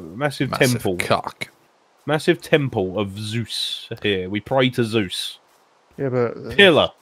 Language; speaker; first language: English; native; English